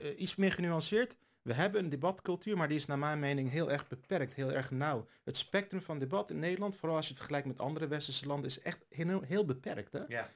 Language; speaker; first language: Dutch; early bilingual, other home language; Turkish